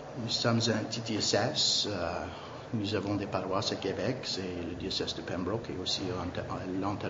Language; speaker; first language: French; non-native, local second language; English